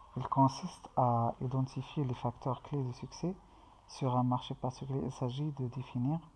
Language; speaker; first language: French; non-native, local second language; Arabic